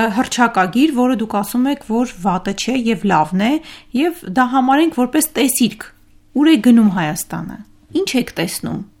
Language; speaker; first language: Armenian; native; Armenian